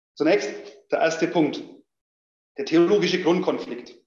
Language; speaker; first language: German; native; German